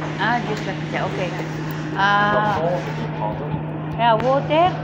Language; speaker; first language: French; non-native, learner; Filipino